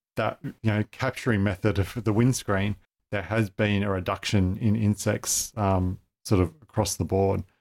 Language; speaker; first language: English; native; English